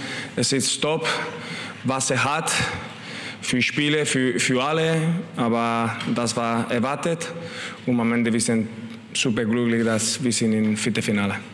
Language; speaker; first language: German; non-native, learner; Spanish